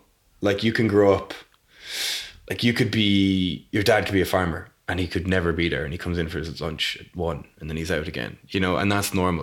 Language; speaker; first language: English; native; English